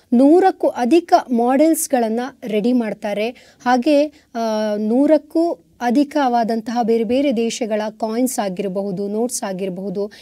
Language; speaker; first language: Kannada; native; Kannada